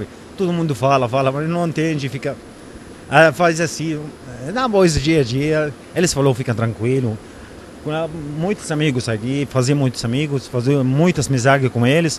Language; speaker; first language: Portuguese; non-native, learner; Arabic